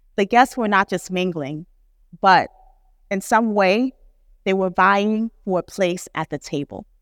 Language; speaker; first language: English; native; English